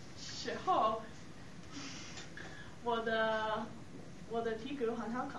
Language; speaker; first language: Chinese; non-native, learner; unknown